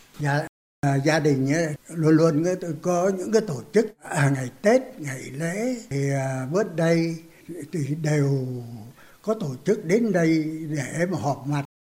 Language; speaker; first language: Vietnamese; native; Vietnamese